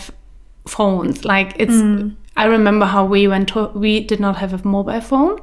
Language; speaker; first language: English; early bilingual, other home language; German